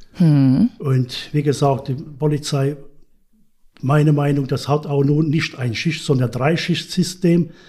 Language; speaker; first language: German; non-native, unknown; Hungarian